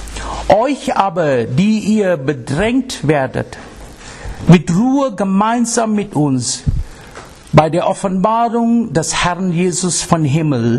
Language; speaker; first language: German; non-native, fluent; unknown